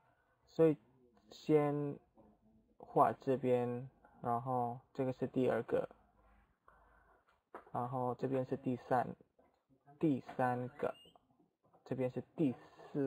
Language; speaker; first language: Chinese; non-native, fluent; Indonesian